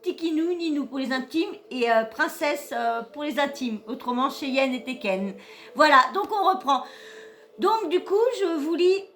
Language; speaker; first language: French; native; French